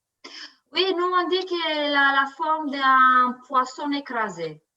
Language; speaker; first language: French; non-native, learner; Romanian